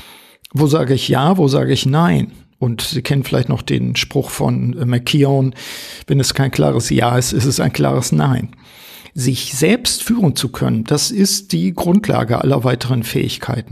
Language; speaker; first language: German; native; German